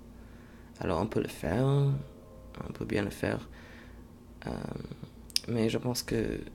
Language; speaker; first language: French; non-native, fluent; English